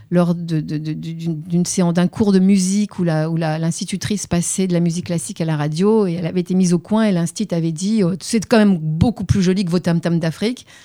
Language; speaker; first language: French; native; French